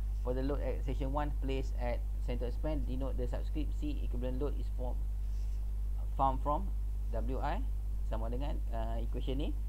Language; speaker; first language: English; non-native, local second language; Malay